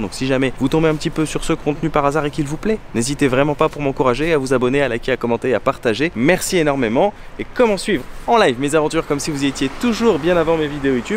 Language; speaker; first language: French; native; French